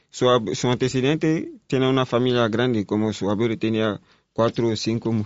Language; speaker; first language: Spanish; non-native, learner; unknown